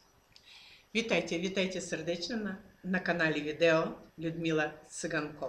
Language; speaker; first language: Polish; non-native, fluent; Ukrainian